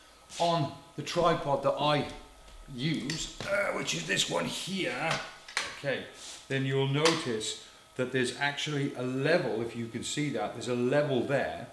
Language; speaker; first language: English; native; English